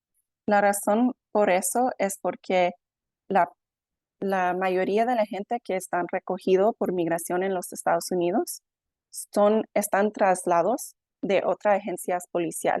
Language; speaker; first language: Spanish; non-native, fluent; English